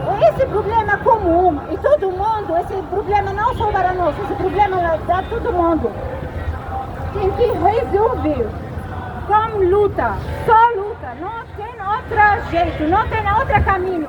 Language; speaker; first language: Portuguese; non-native, learner; Arabic